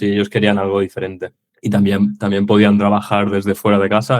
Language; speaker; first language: Spanish; early bilingual, other home language; English